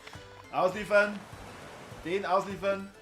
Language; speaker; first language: German; native; German